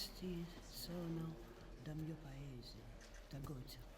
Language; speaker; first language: Italian; non-native, fluent; Maltese